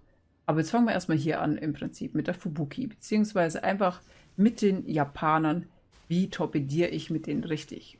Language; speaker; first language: German; native; German